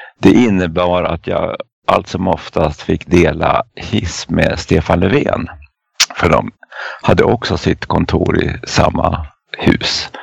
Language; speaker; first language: Swedish; native; Swedish